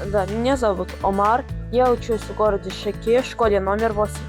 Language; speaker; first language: Russian; non-native, local second language; Azerbaijani